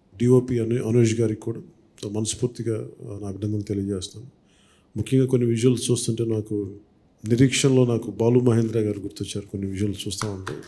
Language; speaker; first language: Telugu; native; Telugu